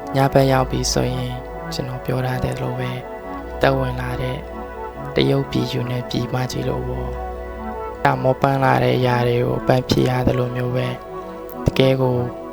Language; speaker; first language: Burmese; native; Burmese